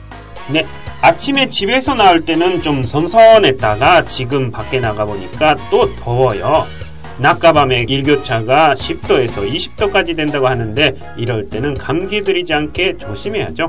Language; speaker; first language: Korean; non-native, fluent; Japanese